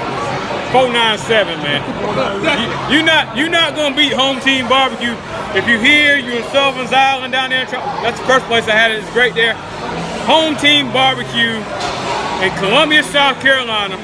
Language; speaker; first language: English; native; English